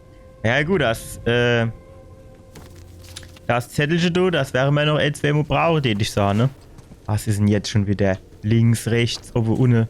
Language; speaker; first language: German; native; German